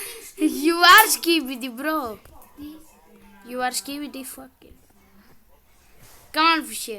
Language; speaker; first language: English; non-native, learner; Greek